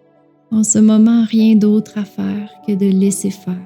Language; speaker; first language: French; native; French